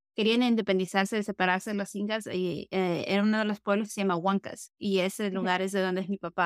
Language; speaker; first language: Spanish; early bilingual, heritage; Spanish